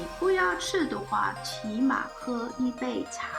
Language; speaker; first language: Chinese; non-native, learner; English